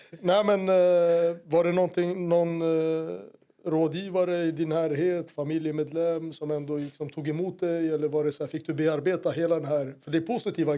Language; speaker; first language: Swedish; native; Swedish